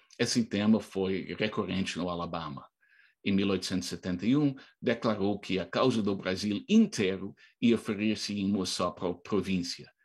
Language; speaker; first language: Portuguese; non-native, fluent; English